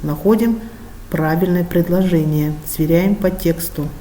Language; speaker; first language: Russian; non-native, local second language; Kazakh